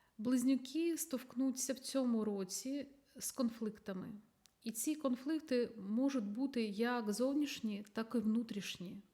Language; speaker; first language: Ukrainian; non-native, local second language; Russian